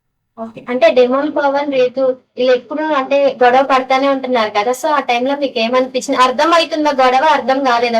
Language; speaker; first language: Telugu; native; Telugu